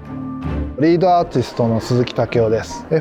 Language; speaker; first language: Japanese; native; Japanese